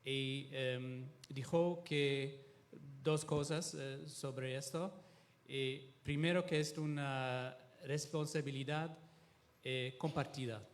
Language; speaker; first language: Spanish; non-native, fluent; Italian